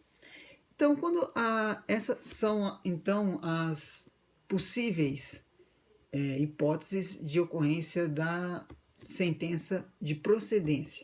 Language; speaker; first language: Portuguese; native; Portuguese